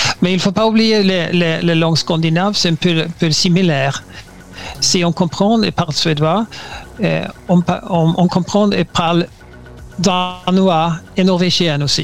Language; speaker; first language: French; non-native, learner; Swedish